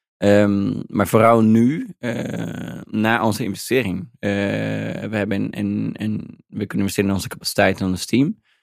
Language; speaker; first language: Dutch; non-native, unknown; Portuguese